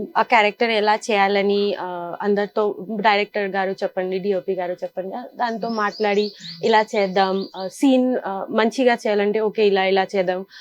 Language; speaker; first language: Telugu; non-native, fluent; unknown